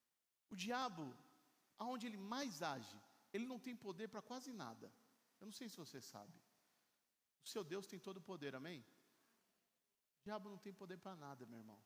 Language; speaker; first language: Portuguese; native; Portuguese